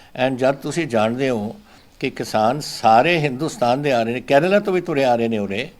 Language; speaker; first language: Hindi; non-native, local second language; Punjabi